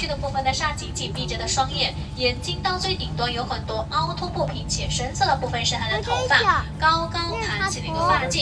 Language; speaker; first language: Chinese; native; Chinese